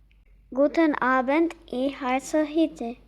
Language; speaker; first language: German; non-native, learner; Albanian